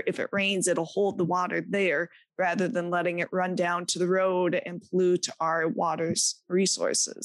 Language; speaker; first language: English; native; English